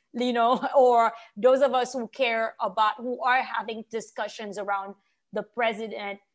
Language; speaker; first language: English; non-native, fluent; Haitian Creole